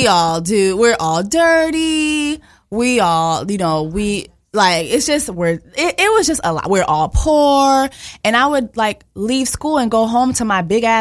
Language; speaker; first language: English; early bilingual, other home language; Haitian Creole